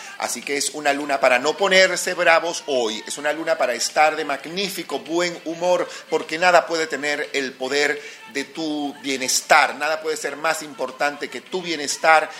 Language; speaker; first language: Spanish; native; Spanish